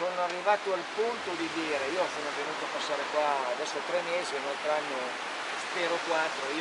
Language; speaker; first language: Italian; native; Italian